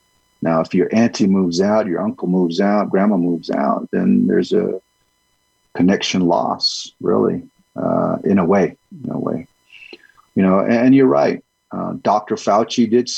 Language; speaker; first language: English; early bilingual, other home language; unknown